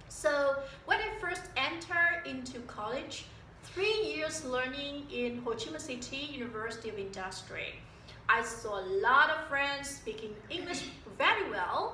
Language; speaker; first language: English; non-native, fluent; Vietnamese